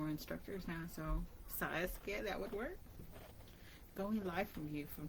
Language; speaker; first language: English; native; English